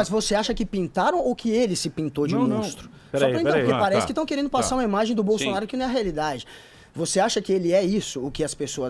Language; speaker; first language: Portuguese; native; Portuguese